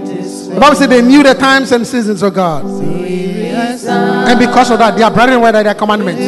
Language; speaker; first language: English; non-native, local second language; Akan